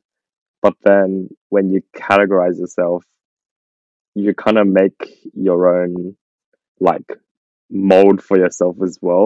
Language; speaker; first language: English; native; English